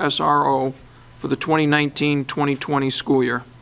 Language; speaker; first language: English; native; English